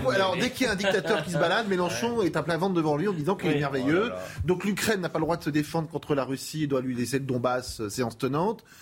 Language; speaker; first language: French; non-native, fluent; English